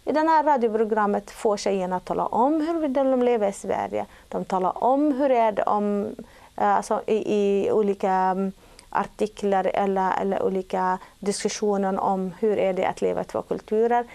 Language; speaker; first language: Swedish; non-native, fluent; Arabic